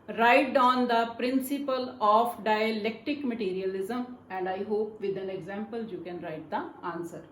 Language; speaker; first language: English; non-native, local second language; Punjabi